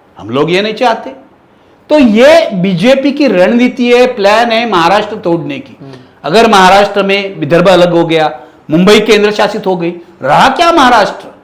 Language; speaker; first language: Hindi; non-native, local second language; Marathi